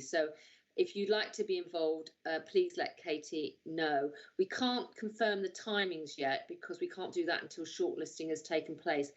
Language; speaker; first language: English; native; English